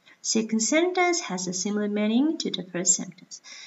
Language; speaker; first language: English; non-native, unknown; Mongolian